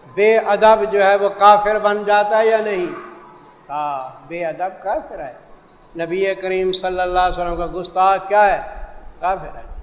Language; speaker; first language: Urdu; non-native, local second language; Saraiki